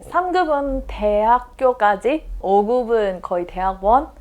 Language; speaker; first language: Korean; non-native, fluent; Chinese